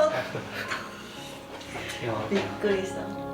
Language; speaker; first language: Japanese; non-native, fluent; Chinese